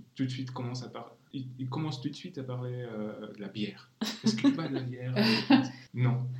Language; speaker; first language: French; non-native, fluent; Czech